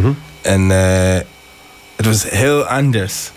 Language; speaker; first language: Dutch; non-native, learner; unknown